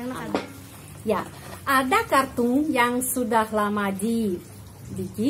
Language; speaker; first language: Indonesian; non-native, fluent; Russian